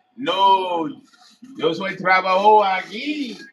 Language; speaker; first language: Spanish; non-native, learner; English